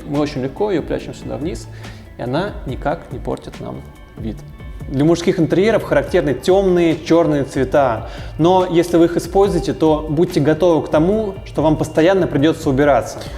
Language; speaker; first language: Russian; native; Russian